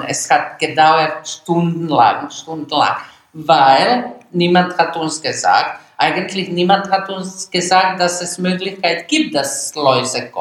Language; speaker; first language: German; non-native, learner; Bosnian